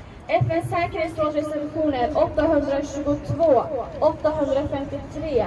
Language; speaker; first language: Swedish; non-native, fluent; Azerbaijani